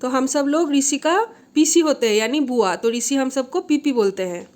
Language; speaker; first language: Hindi; non-native, local second language; Bangla